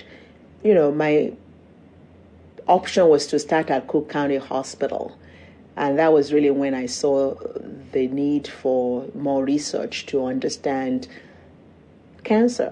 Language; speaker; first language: English; non-native, local second language; Yoruba